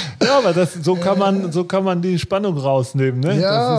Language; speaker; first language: German; native; German